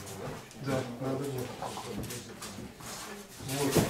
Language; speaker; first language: Russian; native; Russian